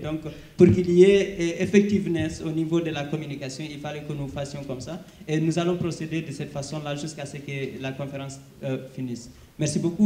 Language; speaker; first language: French; non-native, local second language; Fula